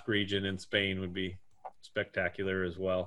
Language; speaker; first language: English; native; English